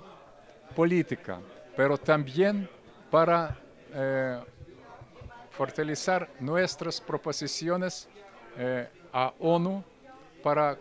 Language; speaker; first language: Spanish; non-native, fluent; Russian